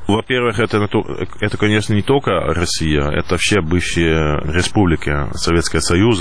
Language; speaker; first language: Russian; non-native, fluent; Dutch